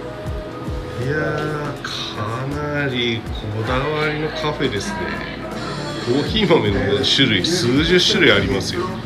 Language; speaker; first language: Japanese; native; Japanese